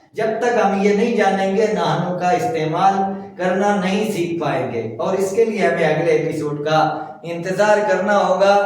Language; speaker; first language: Urdu; native; Urdu